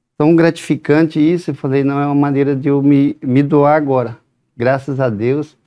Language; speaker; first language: Portuguese; native; Portuguese